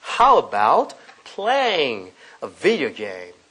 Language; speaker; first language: English; non-native, fluent; Korean